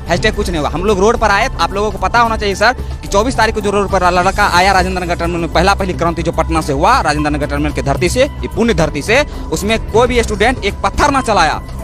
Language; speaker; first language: Hindi; native; Hindi